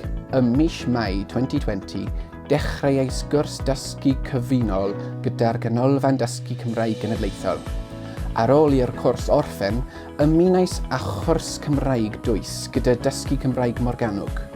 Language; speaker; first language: Welsh; non-native, learner; English